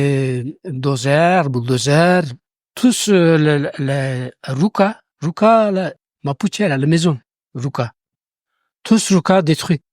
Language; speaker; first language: French; non-native, learner; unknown